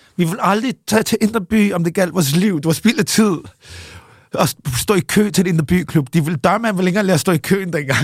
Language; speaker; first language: Danish; early bilingual, other home language; English